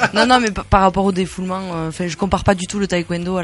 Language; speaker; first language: French; native; French